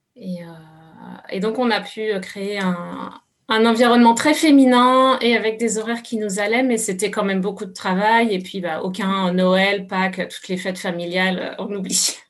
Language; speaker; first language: French; native; French